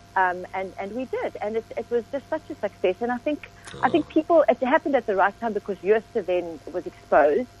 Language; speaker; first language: English; native; English